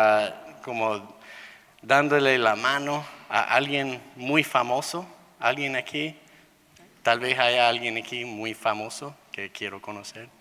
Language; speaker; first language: Spanish; non-native, fluent; English